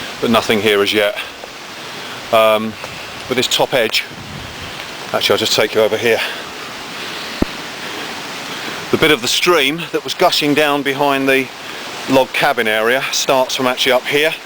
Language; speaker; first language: English; native; English